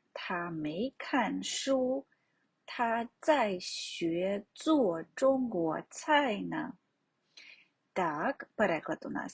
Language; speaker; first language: Chinese; non-native, fluent; Ukrainian